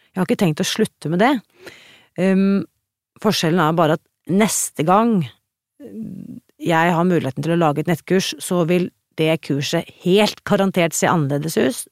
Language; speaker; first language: Norwegian; native; Norwegian